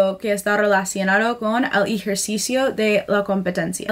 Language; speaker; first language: Spanish; non-native, fluent; English